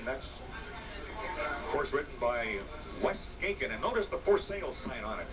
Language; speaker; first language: English; native; English